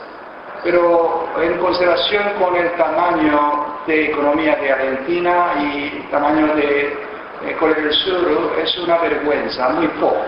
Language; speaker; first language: Spanish; non-native, fluent; Korean